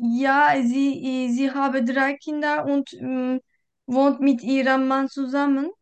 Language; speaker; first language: German; non-native, learner; Turkish